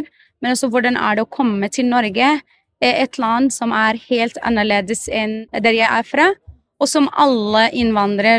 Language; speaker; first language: Norwegian; non-native, fluent; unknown